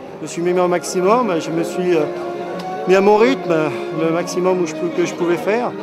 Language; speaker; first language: French; native; French